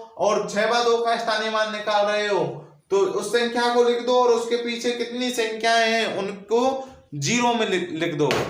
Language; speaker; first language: Hindi; native; Hindi